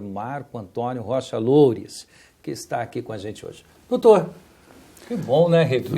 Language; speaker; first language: Portuguese; native; Portuguese